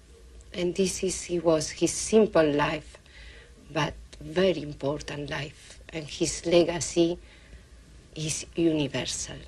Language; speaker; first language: English; non-native, learner; Spanish